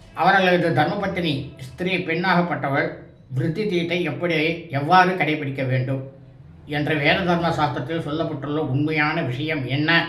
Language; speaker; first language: Tamil; native; Tamil